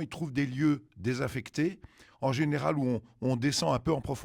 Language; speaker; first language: French; native; French